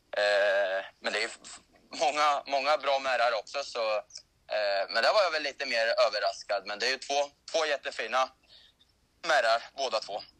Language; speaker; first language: Swedish; native; Swedish